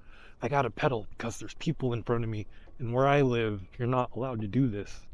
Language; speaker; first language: English; native; English